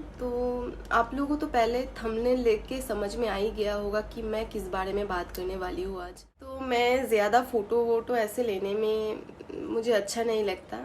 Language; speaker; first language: Hindi; non-native, local second language; Bangla